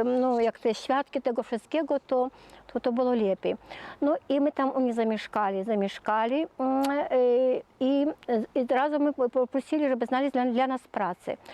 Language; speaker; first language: Polish; early bilingual, heritage; Polish